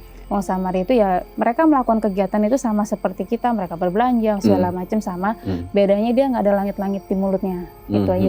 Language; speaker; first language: Indonesian; native; Indonesian